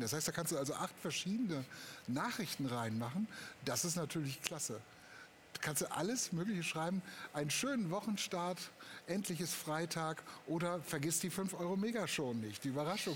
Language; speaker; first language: German; native; German